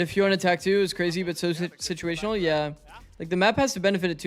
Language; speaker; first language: English; native; English